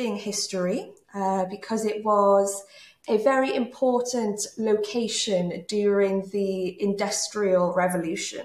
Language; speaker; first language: English; native; English